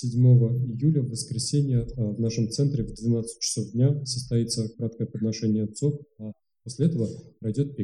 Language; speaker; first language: Russian; native; Russian